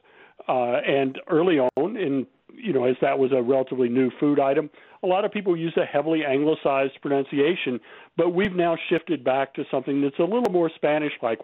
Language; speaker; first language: English; native; English